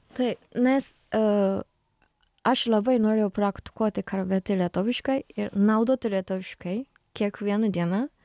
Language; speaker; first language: Lithuanian; non-native, learner; Japanese